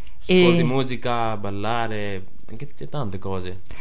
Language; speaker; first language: Italian; non-native, learner; Punjabi